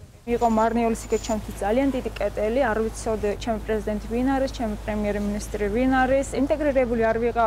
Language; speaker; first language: Georgian; non-native, local second language; Azerbaijani